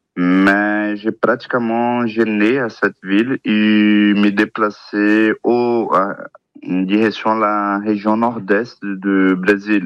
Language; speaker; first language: French; non-native, fluent; Portuguese